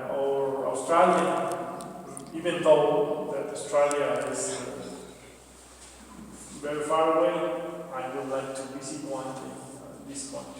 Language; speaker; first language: English; non-native, learner; Spanish